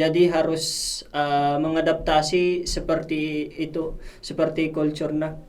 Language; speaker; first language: Indonesian; non-native, fluent; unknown